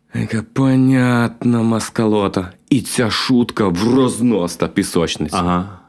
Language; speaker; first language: Ukrainian; native; Ukrainian